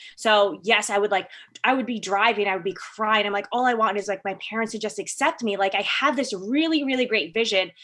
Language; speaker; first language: English; early bilingual, other home language; Filipino